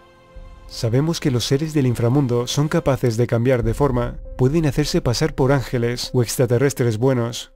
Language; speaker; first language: Spanish; native; Spanish